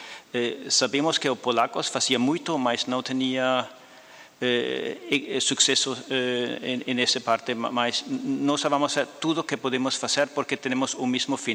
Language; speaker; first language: Portuguese; non-native, fluent; Danish